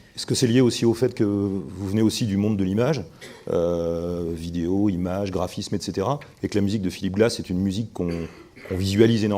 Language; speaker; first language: French; native; French